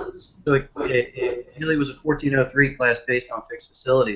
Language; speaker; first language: English; native; English